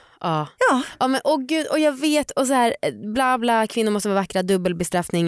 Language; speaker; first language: Swedish; native; Swedish